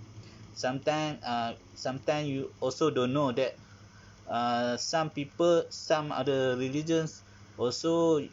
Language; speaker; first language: English; non-native, learner; Malay